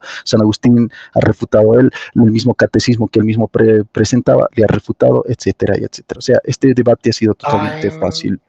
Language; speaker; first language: Spanish; native; Spanish